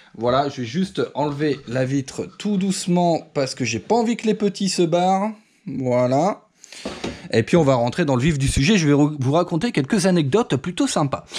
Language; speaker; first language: French; native; French